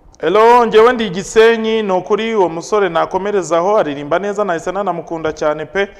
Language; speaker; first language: Kinyarwanda; native; Kinyarwanda